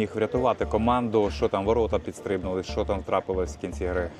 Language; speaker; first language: Ukrainian; native; Ukrainian